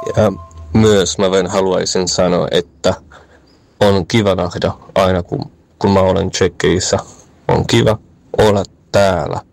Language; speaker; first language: Finnish; non-native, learner; Czech